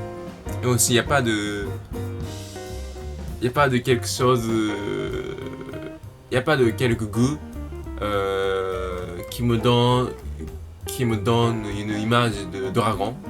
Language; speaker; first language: French; non-native, learner; Japanese